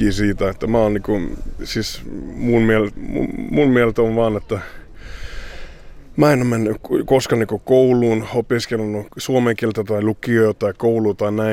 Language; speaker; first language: Finnish; early bilingual, heritage; Finnish